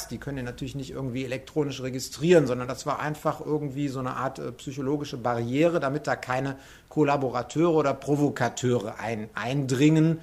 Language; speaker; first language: German; native; German